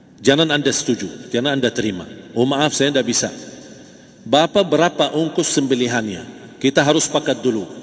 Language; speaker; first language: Malay; non-native, fluent; Arabic